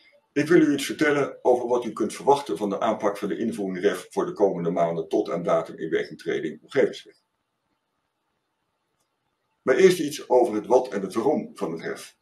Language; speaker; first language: Dutch; native; Dutch